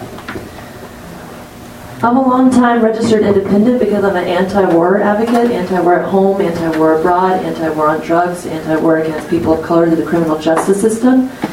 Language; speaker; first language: English; native; English